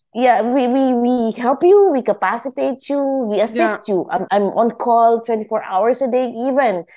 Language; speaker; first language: English; non-native, local second language; Filipino